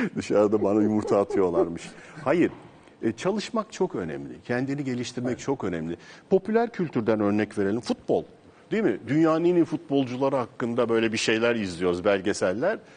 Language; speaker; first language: Turkish; native; Turkish